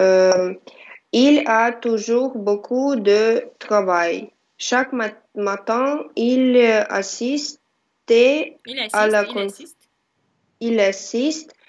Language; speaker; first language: French; non-native, learner; Russian